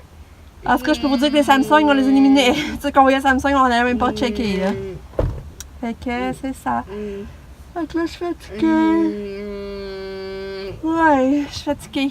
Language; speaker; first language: French; native; French